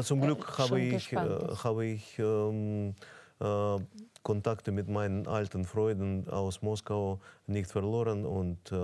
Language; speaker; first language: German; non-native, fluent; Russian